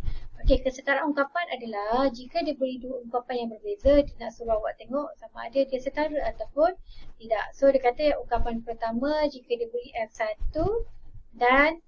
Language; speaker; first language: Malay; native; Malay